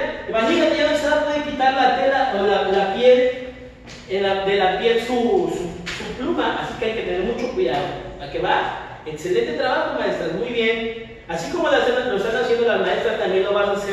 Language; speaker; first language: Spanish; native; Spanish